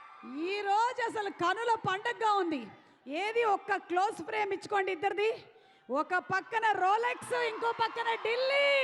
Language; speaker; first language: Telugu; native; Telugu